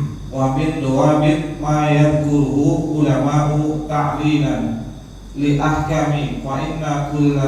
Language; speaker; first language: Arabic; non-native, learner; Indonesian